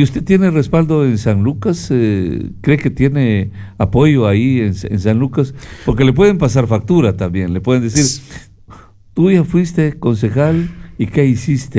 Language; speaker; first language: Spanish; native; Spanish